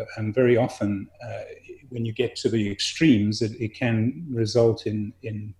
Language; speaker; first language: English; native; English